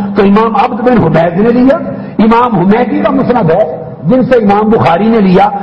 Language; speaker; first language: Urdu; non-native, local second language; Punjabi